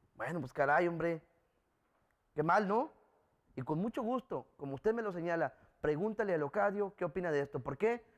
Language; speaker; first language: Spanish; native; Spanish